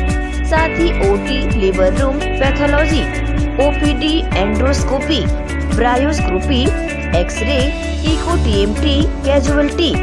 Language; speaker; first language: Hindi; native; Hindi